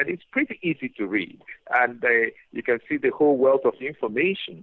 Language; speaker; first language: English; non-native, local second language; Igbo